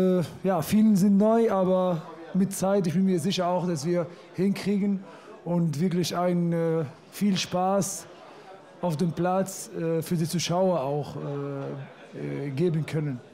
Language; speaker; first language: German; non-native, fluent; Arabic